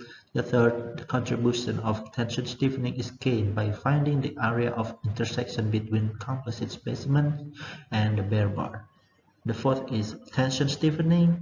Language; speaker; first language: English; non-native, learner; Indonesian